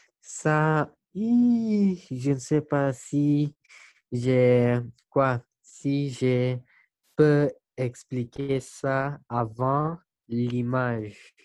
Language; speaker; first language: French; non-native, learner; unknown